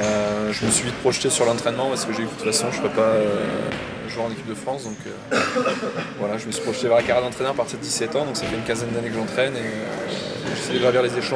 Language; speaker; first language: French; native; French